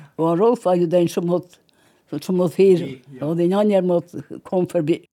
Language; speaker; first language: Norwegian; native; Norwegian